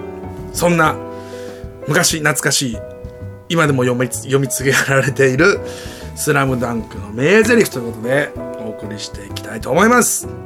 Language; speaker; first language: Japanese; native; Japanese